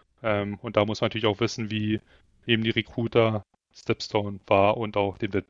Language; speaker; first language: German; native; German